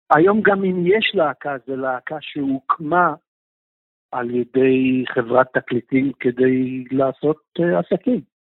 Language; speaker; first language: Hebrew; non-native, fluent; Russian